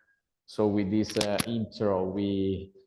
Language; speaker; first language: English; non-native, learner; Italian